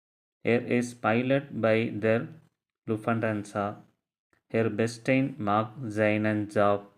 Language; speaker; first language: German; non-native, learner; Tamil